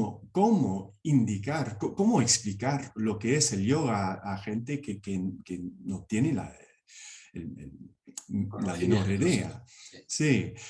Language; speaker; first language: Spanish; non-native, fluent; English